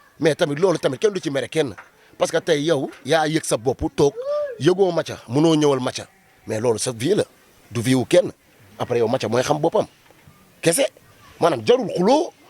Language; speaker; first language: Wolof; native; Wolof